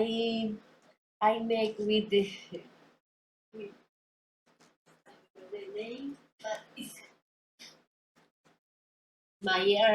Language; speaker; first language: English; non-native, learner; Spanish